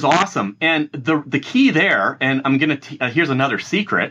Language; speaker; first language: English; native; English